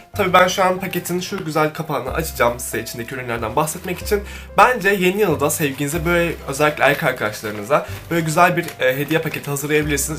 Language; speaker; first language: Turkish; native; Turkish